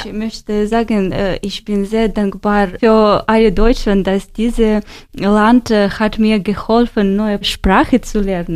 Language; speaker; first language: German; non-native, learner; Ukrainian